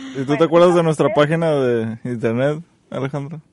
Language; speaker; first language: Spanish; native; Spanish